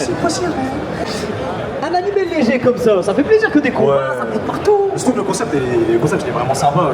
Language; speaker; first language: French; native; French